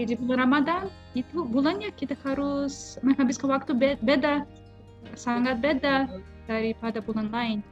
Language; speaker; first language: Indonesian; non-native, fluent; Russian